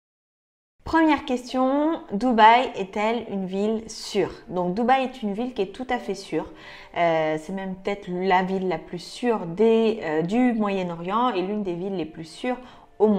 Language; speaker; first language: French; native; French